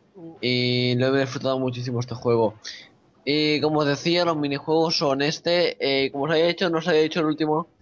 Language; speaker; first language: Spanish; native; Spanish